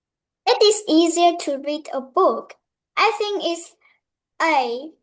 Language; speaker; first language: English; non-native, learner; Vietnamese